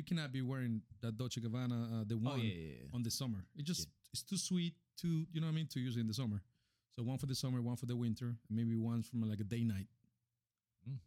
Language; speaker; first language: English; non-native, fluent; Spanish